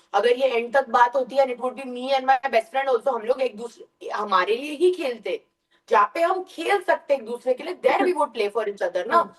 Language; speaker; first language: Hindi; early bilingual, heritage; Hindi